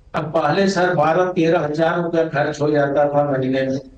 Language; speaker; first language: Hindi; native; Hindi